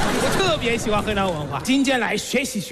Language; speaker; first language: Chinese; non-native, fluent; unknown